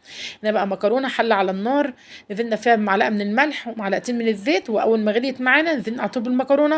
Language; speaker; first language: Arabic; native; Arabic